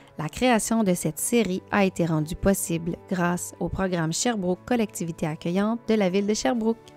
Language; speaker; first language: French; native; French